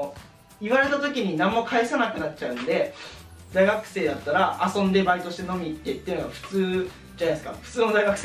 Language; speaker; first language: Japanese; native; Japanese